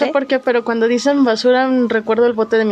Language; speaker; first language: Spanish; native; Spanish